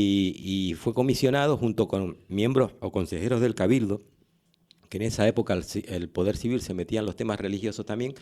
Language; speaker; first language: Spanish; native; Spanish